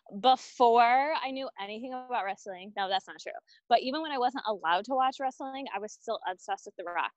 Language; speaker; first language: English; native; English